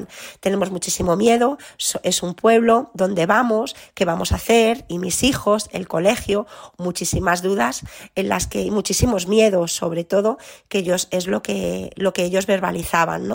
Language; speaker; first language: Spanish; native; Spanish